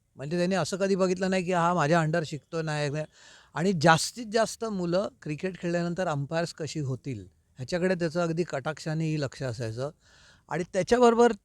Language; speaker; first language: Marathi; native; Marathi